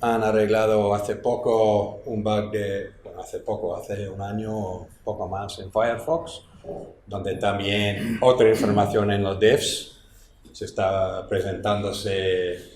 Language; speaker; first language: Spanish; non-native, fluent; English